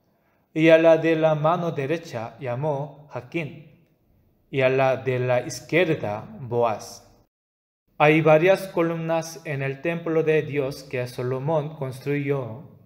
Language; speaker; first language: Spanish; non-native, fluent; Korean